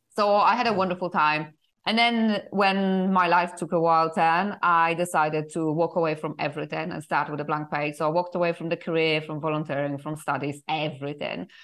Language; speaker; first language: English; non-native, fluent; Polish